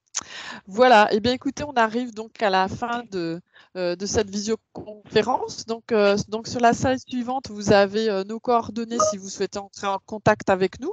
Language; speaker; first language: French; native; French